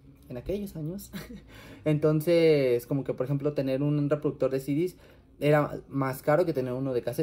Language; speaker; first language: Spanish; native; Spanish